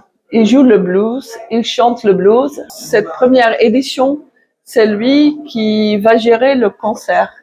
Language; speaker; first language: French; non-native, fluent; Dutch